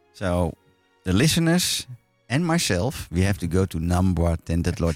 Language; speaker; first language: English; non-native, fluent; Dutch